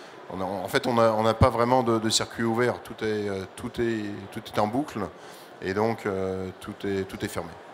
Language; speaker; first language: French; native; French